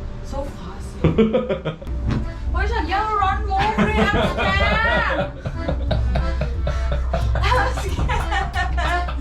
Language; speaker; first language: English; non-native, learner; Thai